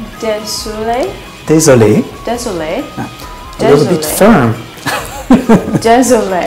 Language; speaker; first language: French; non-native, learner; Thai